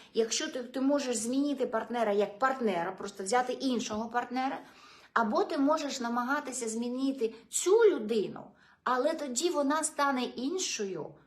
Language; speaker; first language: Ukrainian; non-native, local second language; Russian